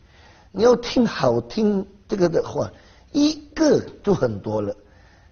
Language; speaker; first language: Chinese; non-native, learner; Hakka Chinese